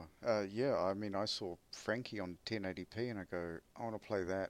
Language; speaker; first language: English; native; English